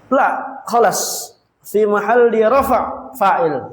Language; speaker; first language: Arabic; non-native, fluent; Indonesian